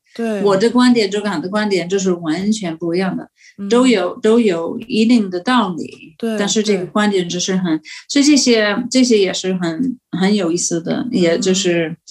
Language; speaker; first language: Chinese; non-native, fluent; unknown